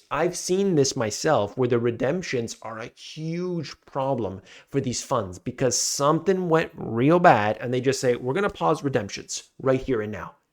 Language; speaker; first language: English; native; English